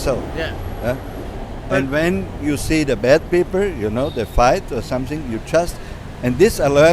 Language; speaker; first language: English; non-native, learner; German